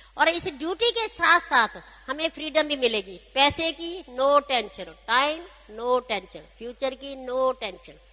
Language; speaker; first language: Hindi; non-native, local second language; Punjabi